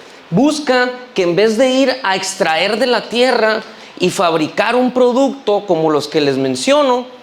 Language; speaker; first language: Spanish; native; Spanish